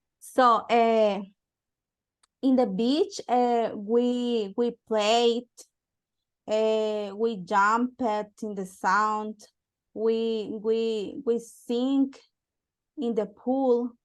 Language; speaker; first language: English; non-native, learner; Spanish